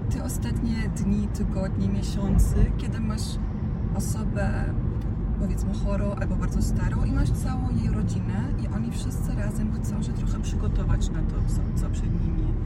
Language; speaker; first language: Polish; non-native, fluent; Croatian